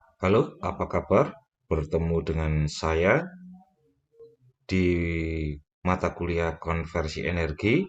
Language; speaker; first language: Indonesian; native; Indonesian